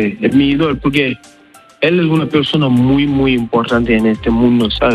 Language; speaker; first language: Spanish; non-native, learner; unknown